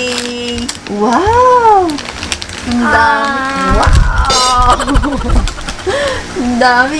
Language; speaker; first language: Filipino; native; Filipino